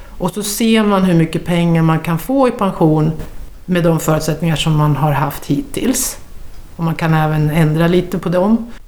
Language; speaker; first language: Swedish; native; Swedish